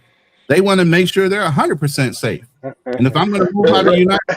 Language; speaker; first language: English; native; English